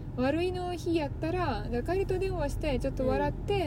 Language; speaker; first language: Japanese; non-native, learner; Italian